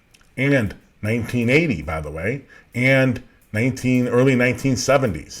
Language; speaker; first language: English; native; English